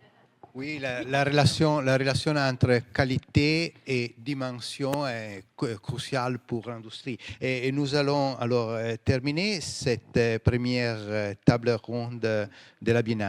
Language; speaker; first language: French; non-native, fluent; Italian